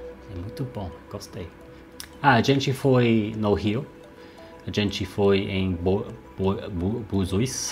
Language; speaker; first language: Portuguese; non-native, learner; English